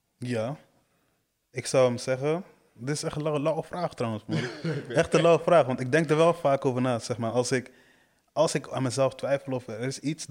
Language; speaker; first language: Dutch; early bilingual, other home language; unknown